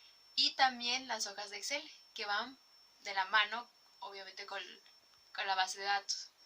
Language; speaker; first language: Spanish; native; Spanish